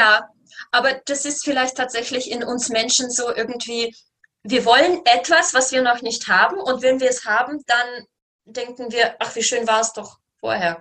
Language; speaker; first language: German; native; German